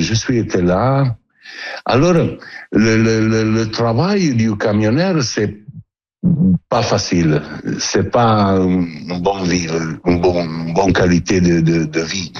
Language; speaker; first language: French; non-native, learner; Italian